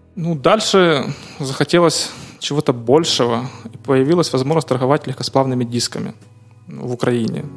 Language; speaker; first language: Russian; non-native, local second language; Ukrainian